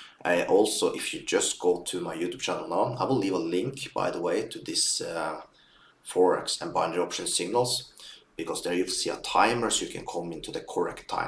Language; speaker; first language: English; non-native, fluent; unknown